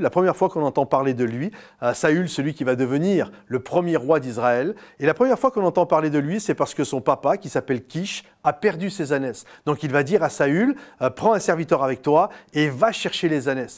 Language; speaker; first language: French; native; French